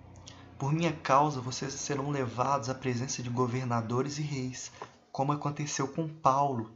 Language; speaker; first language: Portuguese; native; Portuguese